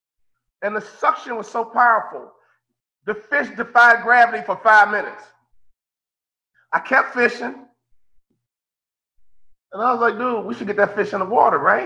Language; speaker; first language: English; native; English